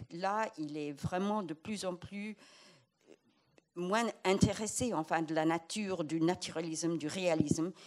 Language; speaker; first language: French; non-native, fluent; English